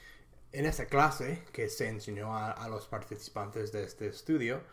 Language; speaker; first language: Spanish; non-native, fluent; English